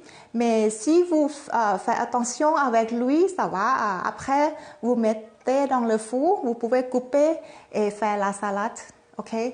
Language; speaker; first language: French; non-native, fluent; Thai